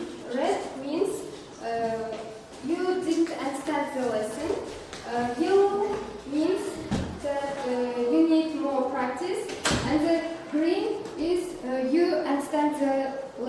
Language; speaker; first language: English; non-native, learner; Kazakh